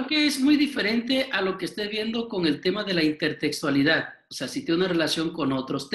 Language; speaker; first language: Spanish; native; Spanish